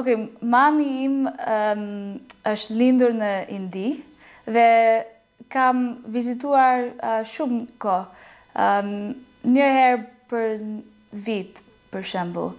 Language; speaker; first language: Albanian; non-native, learner; English